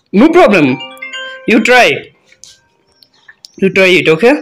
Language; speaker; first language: English; non-native, learner; Bangla